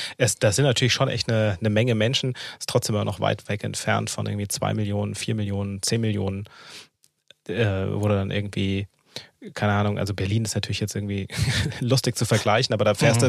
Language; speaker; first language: German; native; German